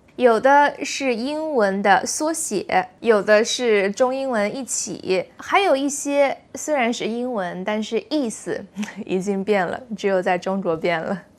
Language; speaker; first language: Chinese; native; Chinese